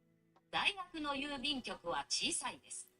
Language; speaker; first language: Japanese; non-native, learner; Chinese